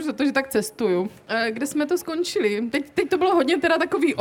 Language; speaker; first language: Czech; native; Czech